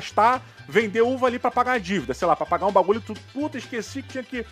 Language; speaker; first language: Portuguese; native; Portuguese